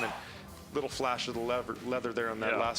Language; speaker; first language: English; native; English